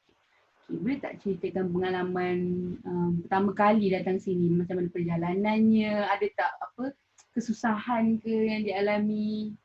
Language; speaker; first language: Malay; native; Malay